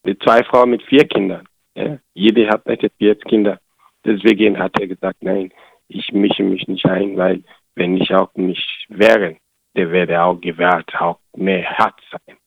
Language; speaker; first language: German; non-native, learner; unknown